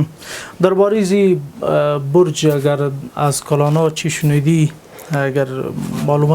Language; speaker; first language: Persian; non-native, local second language; Pashto